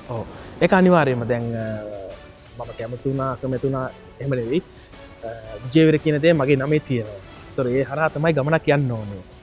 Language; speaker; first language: Sinhala; native; Sinhala